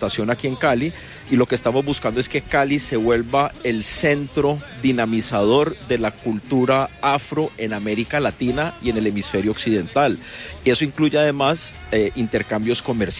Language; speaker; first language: Spanish; native; Spanish